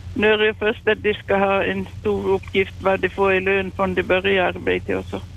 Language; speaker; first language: Swedish; native; Swedish